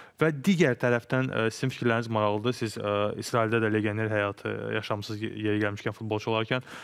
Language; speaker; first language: Azerbaijani; native; Azerbaijani